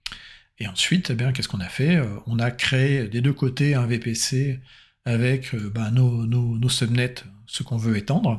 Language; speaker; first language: French; native; French